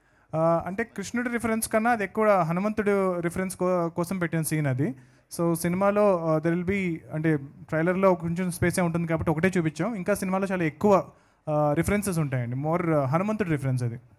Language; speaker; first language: Telugu; native; Telugu